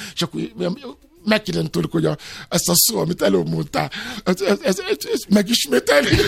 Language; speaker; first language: Hungarian; non-native, fluent; Yoruba